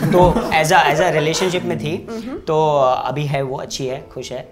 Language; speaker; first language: Hindi; native; Hindi